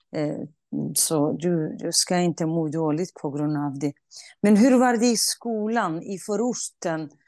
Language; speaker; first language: Swedish; non-native, fluent; Kurdish